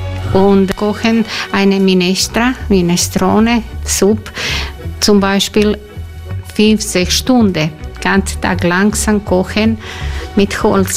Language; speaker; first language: German; non-native, learner; Croatian